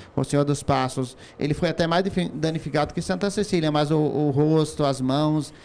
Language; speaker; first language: Portuguese; native; Portuguese